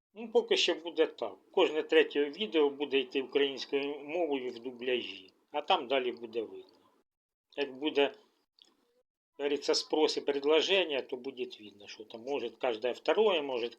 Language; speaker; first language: Ukrainian; non-native, local second language; Russian